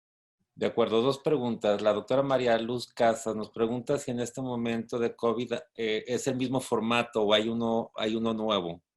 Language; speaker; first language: Spanish; native; Spanish